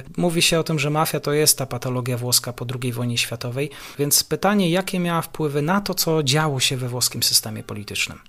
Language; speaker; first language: Polish; native; Polish